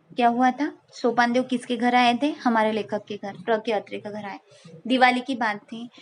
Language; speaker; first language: Hindi; non-native, local second language; Marathi